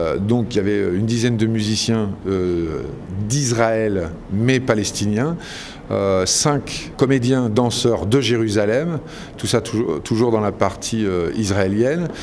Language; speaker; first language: French; native; French